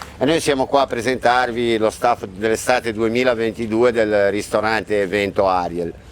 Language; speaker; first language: Italian; native; Italian